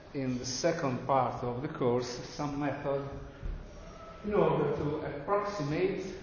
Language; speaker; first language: English; non-native, fluent; Italian